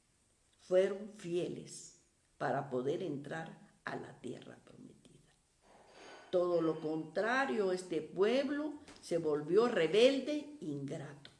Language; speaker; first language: Spanish; native; Spanish